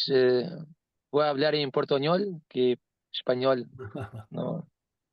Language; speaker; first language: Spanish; non-native, learner; Portuguese